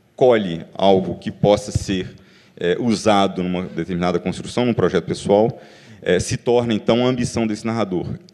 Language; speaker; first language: Portuguese; native; Portuguese